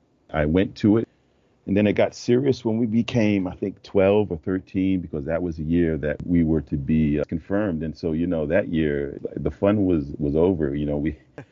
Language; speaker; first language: English; native; English